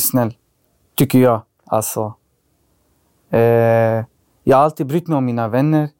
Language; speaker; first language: Swedish; early bilingual, other home language; Arabic